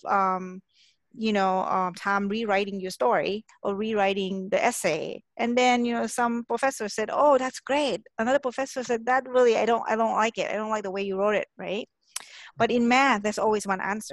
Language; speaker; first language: English; non-native, fluent; Thai